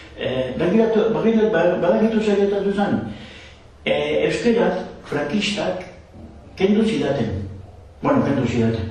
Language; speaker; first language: Basque; non-native, local second language; Spanish